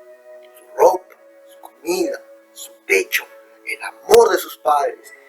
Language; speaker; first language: Spanish; native; Spanish